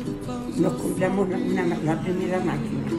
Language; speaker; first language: Spanish; early bilingual, other home language; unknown